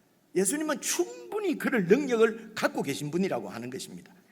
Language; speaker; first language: Korean; native; Korean